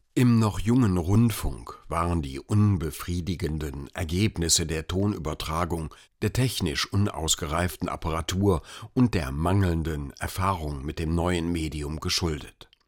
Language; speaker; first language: German; native; German